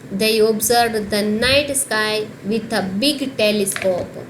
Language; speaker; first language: English; non-native, local second language; Gujarati